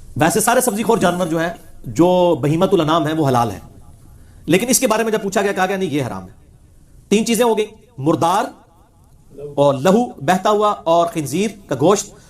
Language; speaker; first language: Urdu; non-native, local second language; Punjabi